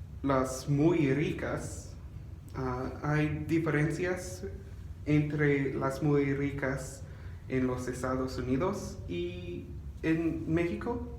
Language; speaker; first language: Spanish; non-native, learner; English